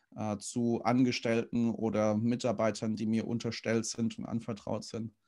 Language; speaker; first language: German; native; German